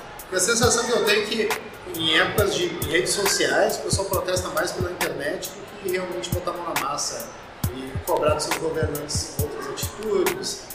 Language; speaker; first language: Portuguese; native; Portuguese